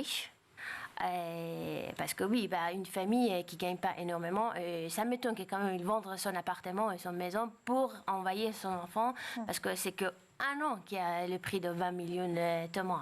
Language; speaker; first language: French; non-native, fluent; Persian